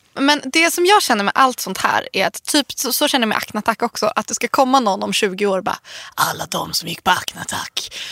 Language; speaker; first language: Swedish; native; Swedish